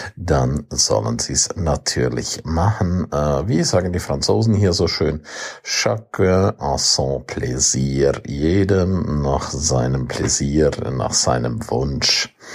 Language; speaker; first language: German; non-native, local second language; Romansh